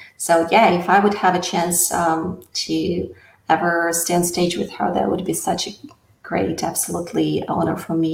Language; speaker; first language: English; non-native, fluent; Russian